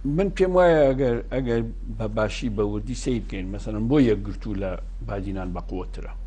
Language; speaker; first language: Central Kurdish; native; Central Kurdish